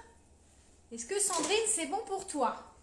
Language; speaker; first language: French; native; French